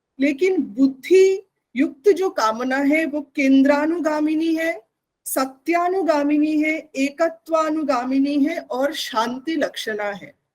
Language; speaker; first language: Hindi; non-native, local second language; Bangla